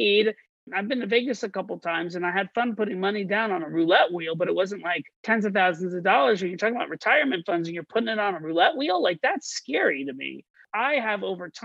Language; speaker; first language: English; native; English